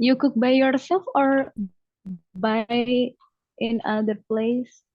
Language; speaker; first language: English; non-native, learner; Indonesian